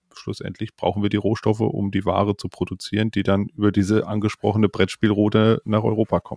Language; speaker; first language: German; native; German